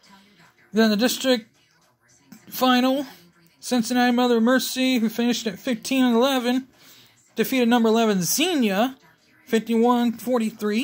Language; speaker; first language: English; native; English